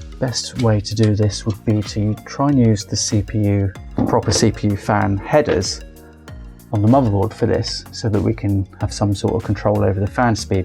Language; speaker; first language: English; native; English